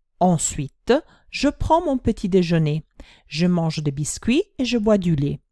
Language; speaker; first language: French; non-native, fluent; Italian